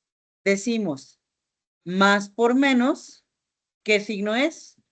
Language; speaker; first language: Spanish; native; Spanish